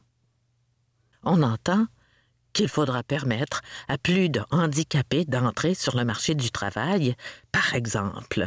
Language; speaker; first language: French; native; French